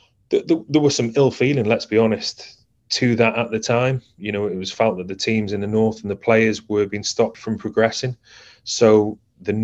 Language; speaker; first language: English; native; English